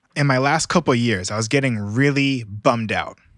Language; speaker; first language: English; native; English